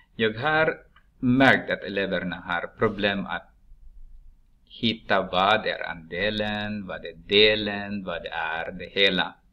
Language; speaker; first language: Swedish; non-native, fluent; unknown